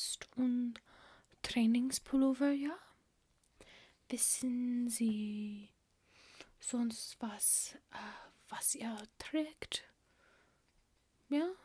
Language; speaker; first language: German; non-native, learner; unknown